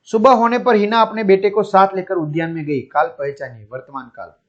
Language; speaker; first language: Hindi; non-native, local second language; Gujarati